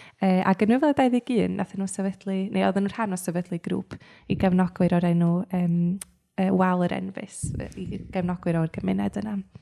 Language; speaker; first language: Welsh; native; Welsh